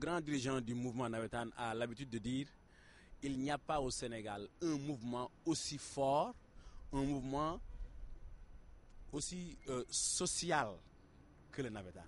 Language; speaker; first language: French; non-native, local second language; Wolof